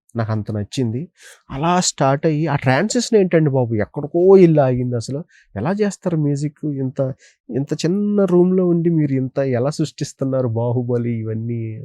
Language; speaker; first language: Telugu; native; Telugu